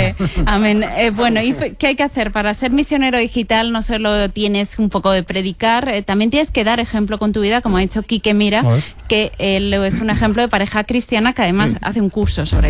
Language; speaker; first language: Spanish; native; Spanish